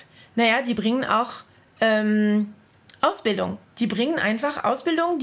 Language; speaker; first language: German; non-native, fluent; French